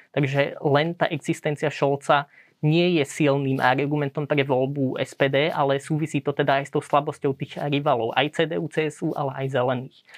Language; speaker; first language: Slovak; early bilingual, heritage; Slovak